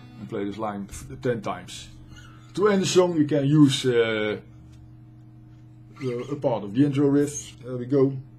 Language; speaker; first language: English; non-native, fluent; Dutch